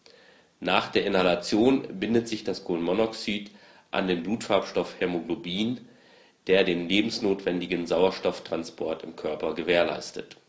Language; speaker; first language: German; native; German